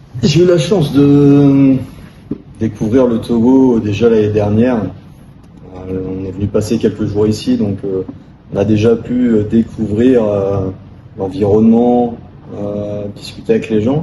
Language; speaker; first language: French; native; French